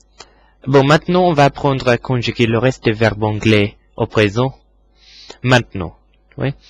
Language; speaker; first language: French; non-native, fluent; English